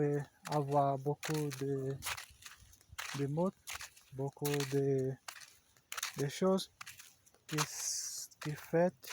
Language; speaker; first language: French; non-native, learner; Portuguese